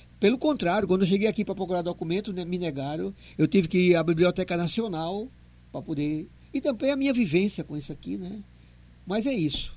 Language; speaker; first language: Portuguese; native; Portuguese